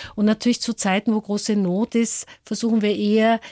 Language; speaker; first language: German; native; German